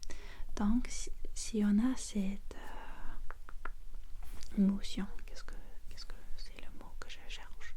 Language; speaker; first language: French; non-native, fluent; English